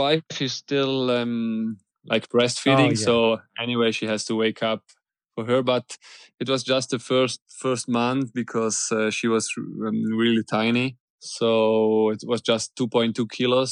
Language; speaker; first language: English; non-native, fluent; German